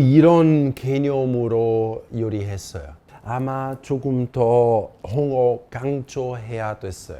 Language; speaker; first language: Korean; non-native, fluent; Italian